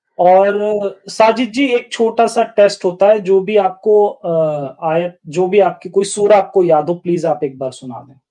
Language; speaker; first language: Hindi; native; Hindi